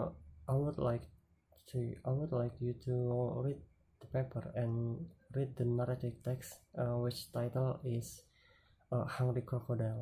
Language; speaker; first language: English; non-native, learner; Indonesian